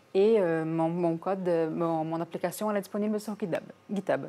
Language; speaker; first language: French; non-native, fluent; Portuguese